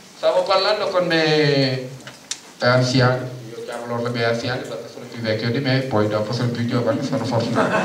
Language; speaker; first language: Italian; non-native, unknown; Wolof